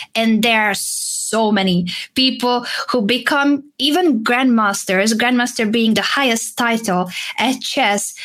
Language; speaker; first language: English; non-native, fluent; Hungarian